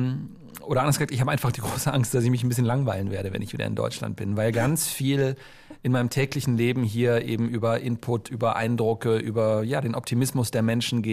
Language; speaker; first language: German; native; German